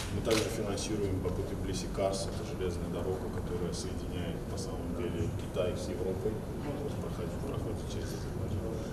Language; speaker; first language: Russian; non-native, local second language; Azerbaijani